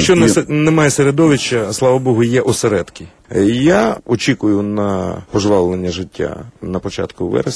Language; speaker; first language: Ukrainian; native; Ukrainian